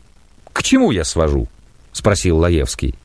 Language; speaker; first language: Russian; native; Russian